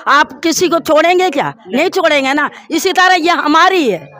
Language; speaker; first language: Urdu; non-native, local second language; Tamil